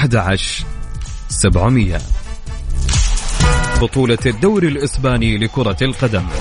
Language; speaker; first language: Arabic; native; Arabic